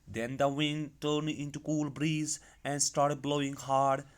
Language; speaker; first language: English; non-native, local second language; Urdu